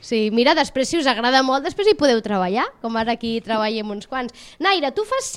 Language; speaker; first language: Catalan; native; Catalan